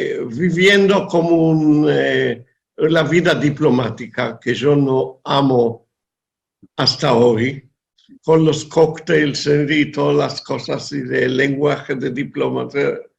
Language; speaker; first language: Spanish; non-native, fluent; Hebrew